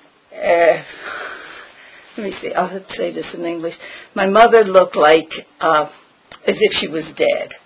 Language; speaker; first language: English; early bilingual, other home language; Friulian